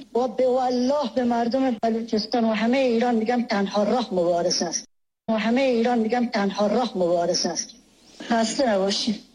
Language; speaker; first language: Persian; non-native, local second language; Baluchi